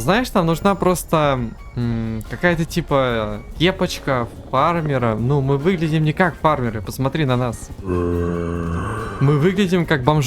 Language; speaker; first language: Russian; native; Russian